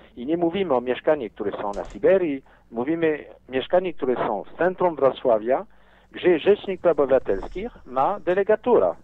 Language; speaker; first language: Polish; non-native, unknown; French